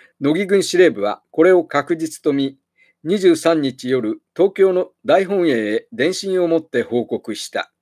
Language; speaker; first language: Japanese; native; Japanese